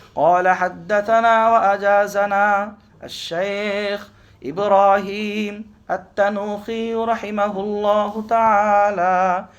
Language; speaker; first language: Arabic; non-native, fluent; Bangla